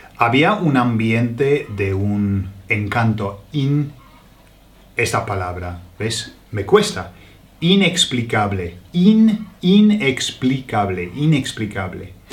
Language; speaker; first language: Spanish; non-native, fluent; English